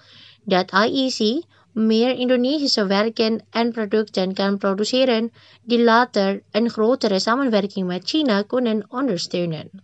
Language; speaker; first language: Dutch; non-native, fluent; Indonesian